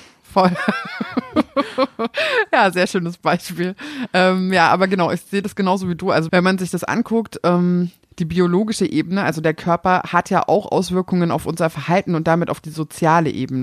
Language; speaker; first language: German; native; German